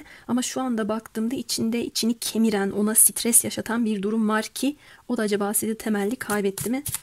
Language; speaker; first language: Turkish; native; Turkish